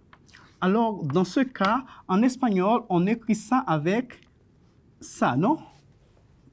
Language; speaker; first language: French; non-native, fluent; Spanish